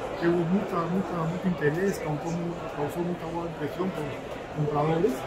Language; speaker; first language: Portuguese; non-native, fluent; Spanish